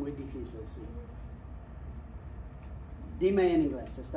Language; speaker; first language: Spanish; non-native, fluent; English